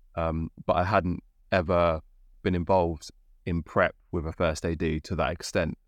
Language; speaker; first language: English; native; English